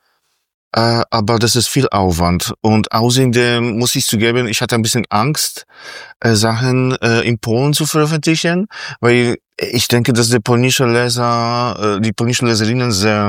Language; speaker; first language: German; non-native, fluent; Polish